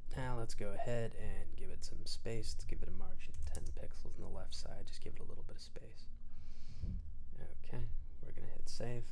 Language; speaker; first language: English; native; English